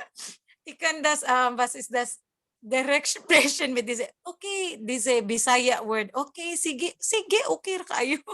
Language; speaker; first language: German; non-native, learner; Cebuano